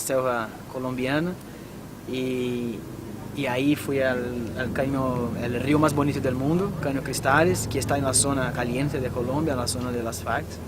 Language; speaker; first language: Spanish; non-native, fluent; Portuguese